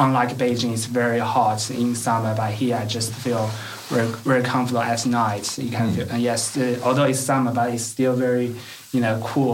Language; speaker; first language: English; non-native, learner; Chinese